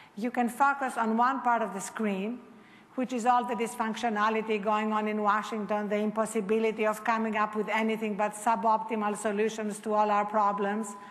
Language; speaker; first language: English; non-native, fluent; Greek